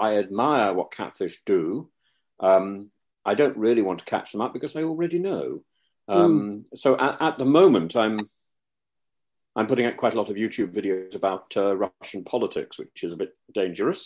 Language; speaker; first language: English; native; English